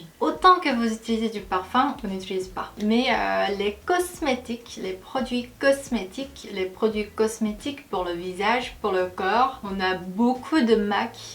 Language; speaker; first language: French; non-native, fluent; Korean